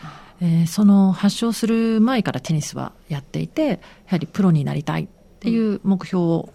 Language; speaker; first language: Japanese; native; Japanese